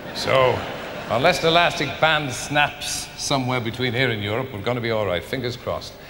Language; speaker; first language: English; native; English